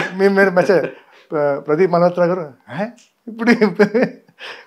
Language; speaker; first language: Telugu; non-native, fluent; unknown